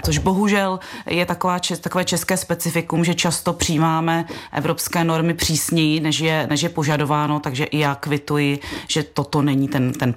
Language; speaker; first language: Czech; native; Czech